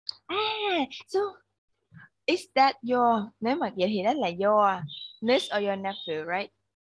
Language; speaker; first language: English; non-native, fluent; Vietnamese